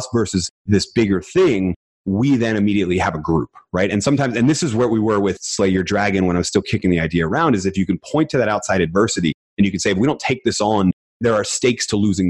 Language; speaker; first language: English; native; English